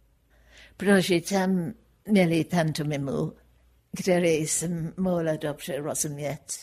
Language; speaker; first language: Czech; non-native, fluent; English